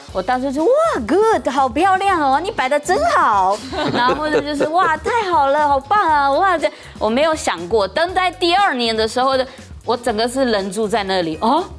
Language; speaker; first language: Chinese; early bilingual, heritage; Portuguese